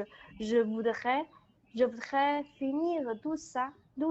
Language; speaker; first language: French; non-native, learner; Chinese